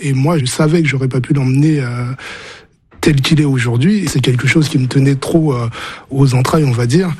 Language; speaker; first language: French; early bilingual, other home language; Haitian Creole